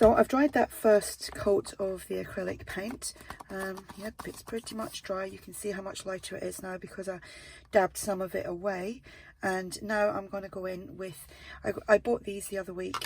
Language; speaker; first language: English; native; English